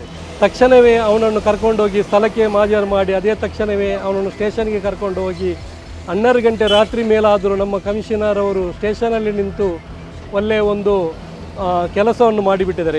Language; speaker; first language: Kannada; native; Kannada